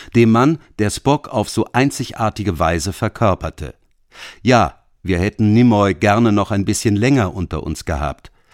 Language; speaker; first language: German; native; German